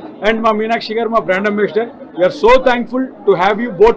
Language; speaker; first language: Telugu; native; Telugu